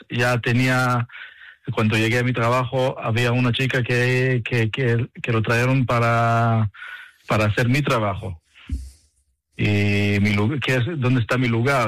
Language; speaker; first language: Spanish; non-native, learner; Hebrew